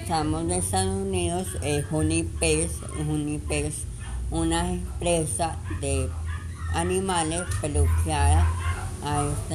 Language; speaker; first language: Spanish; non-native, learner; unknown